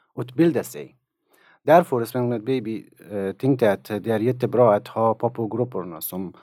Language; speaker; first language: Swedish; non-native, fluent; Persian